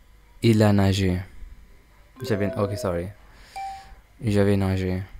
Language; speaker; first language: French; non-native, learner; English